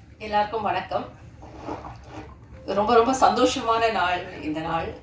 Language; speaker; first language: Tamil; native; Tamil